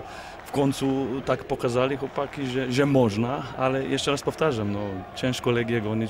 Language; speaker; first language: Polish; non-native, fluent; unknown